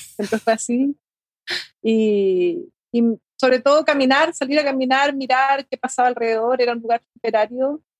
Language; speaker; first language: Spanish; native; Spanish